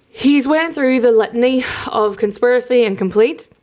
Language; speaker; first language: English; native; English